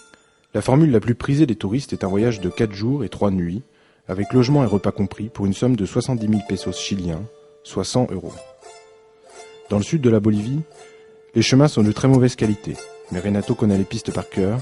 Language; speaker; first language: French; native; French